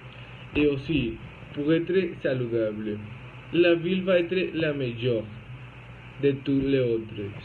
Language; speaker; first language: French; non-native, learner; Spanish